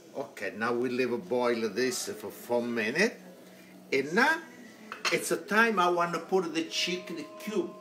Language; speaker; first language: English; non-native, learner; Italian